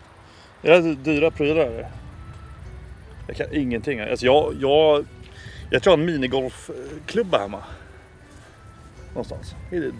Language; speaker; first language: Swedish; native; Swedish